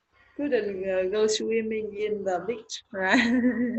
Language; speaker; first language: English; non-native, learner; Vietnamese